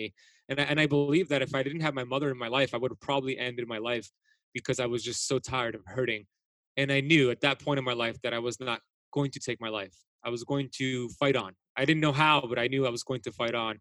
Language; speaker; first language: English; native; English